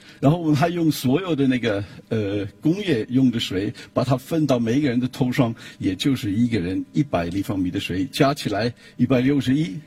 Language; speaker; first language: Chinese; non-native, fluent; German